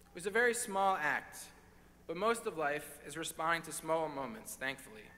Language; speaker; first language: English; native; English